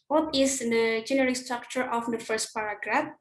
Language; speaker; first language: English; non-native, learner; Indonesian